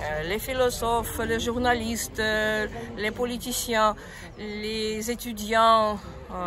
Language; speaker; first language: French; non-native, fluent; Russian